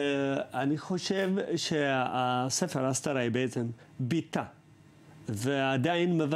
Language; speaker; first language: Hebrew; early bilingual, other home language; Amharic